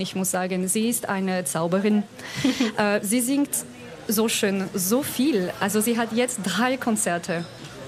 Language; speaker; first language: German; non-native, fluent; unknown